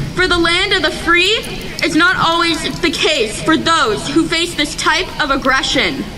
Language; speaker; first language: English; native; English